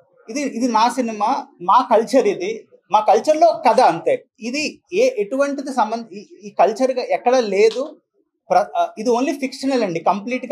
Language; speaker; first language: Telugu; native; Telugu